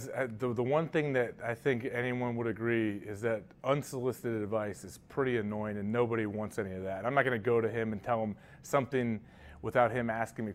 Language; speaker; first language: English; native; English